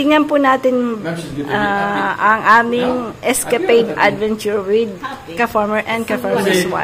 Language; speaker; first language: Filipino; native; Filipino